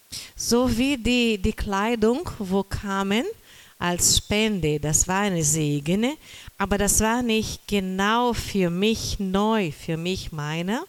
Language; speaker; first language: German; non-native, fluent; Portuguese